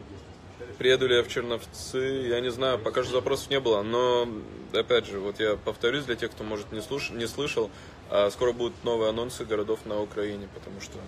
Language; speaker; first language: Russian; native; Russian